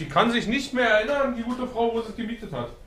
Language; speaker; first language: German; native; German